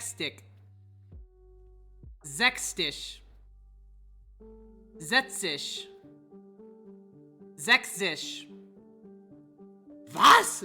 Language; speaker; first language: German; non-native, learner; English